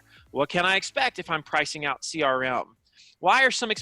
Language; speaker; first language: English; native; English